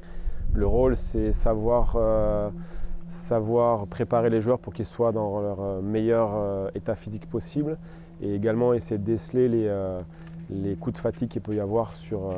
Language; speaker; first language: French; native; French